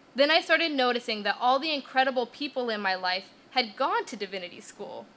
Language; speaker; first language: English; native; English